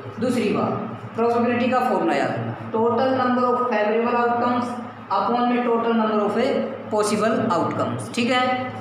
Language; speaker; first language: Hindi; native; Hindi